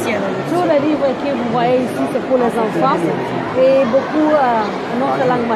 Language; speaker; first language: French; non-native, local second language; Kinyarwanda